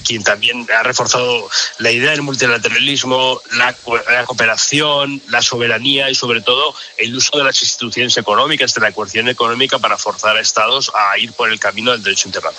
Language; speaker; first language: Spanish; native; Spanish